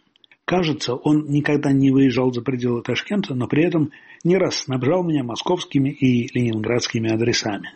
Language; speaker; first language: Russian; native; Russian